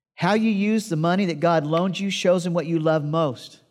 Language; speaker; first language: English; native; English